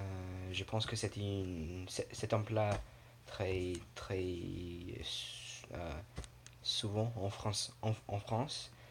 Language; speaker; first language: French; non-native, learner; English